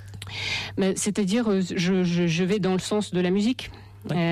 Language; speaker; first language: French; non-native, fluent; Russian